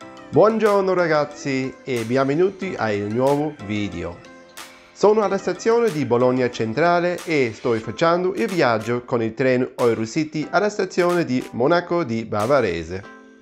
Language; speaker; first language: Italian; non-native, learner; German